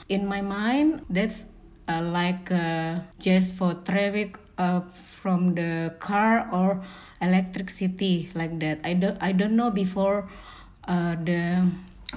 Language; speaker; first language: English; non-native, learner; Indonesian